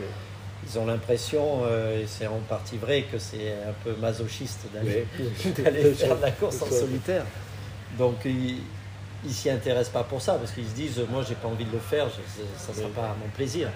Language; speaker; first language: French; native; French